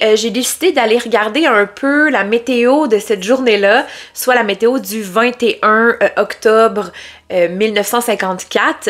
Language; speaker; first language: French; native; French